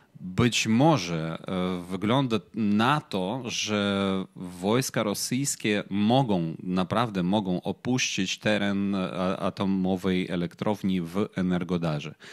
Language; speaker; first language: Polish; non-native, fluent; Ukrainian